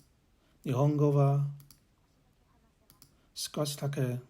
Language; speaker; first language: Japanese; non-native, learner; English